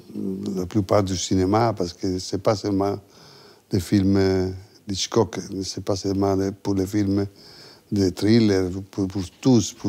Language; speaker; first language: French; non-native, fluent; Italian